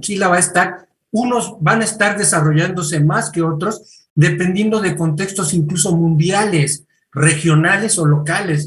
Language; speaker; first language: Spanish; native; Spanish